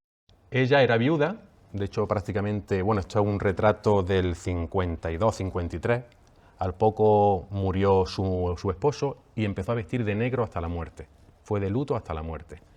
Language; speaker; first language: Spanish; native; Spanish